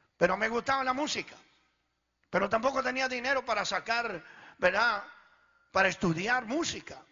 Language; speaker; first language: Spanish; early bilingual, other home language; Italian